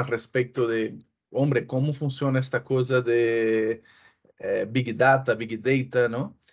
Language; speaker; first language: Spanish; non-native, fluent; Portuguese